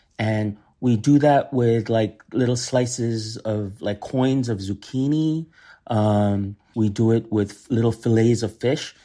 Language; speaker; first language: English; early bilingual, other home language; Korean